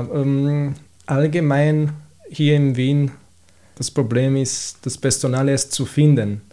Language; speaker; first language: German; non-native, fluent; Italian